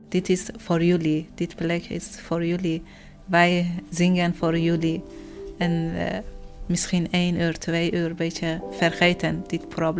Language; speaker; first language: Dutch; non-native, learner; Persian